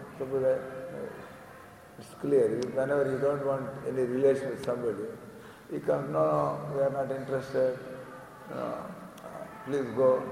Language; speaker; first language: English; non-native, local second language; Telugu